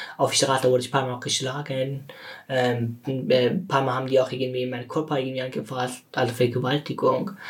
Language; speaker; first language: German; non-native, learner; Persian